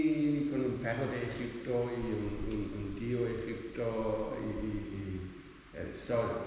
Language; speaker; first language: Spanish; non-native, learner; Dutch